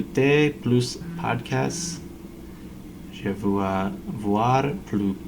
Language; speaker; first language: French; non-native, learner; English